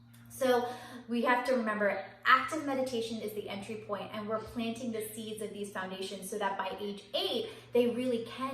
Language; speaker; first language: English; native; English